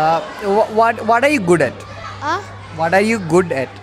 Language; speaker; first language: English; non-native, local second language; Hindi